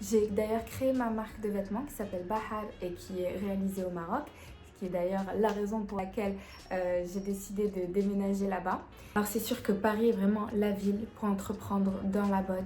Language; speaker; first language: French; non-native, local second language; Arabic